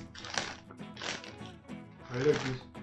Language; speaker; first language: English; non-native, learner; Turkish